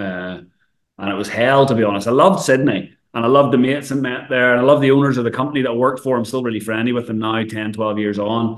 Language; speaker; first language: English; native; English